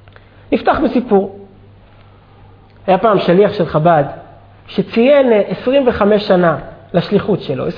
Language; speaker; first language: Hebrew; native; Hebrew